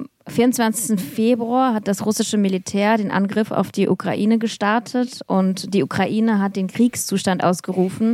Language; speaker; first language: German; early bilingual, other home language; Russian